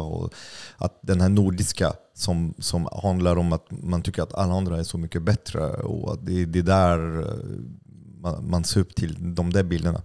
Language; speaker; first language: Swedish; non-native, fluent; French